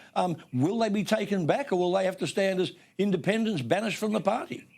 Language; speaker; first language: English; native; English